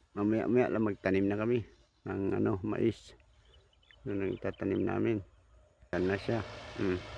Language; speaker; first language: Filipino; native; Filipino